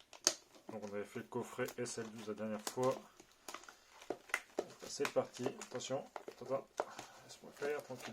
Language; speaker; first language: French; native; French